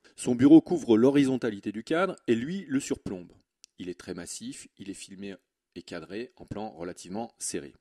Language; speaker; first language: French; native; French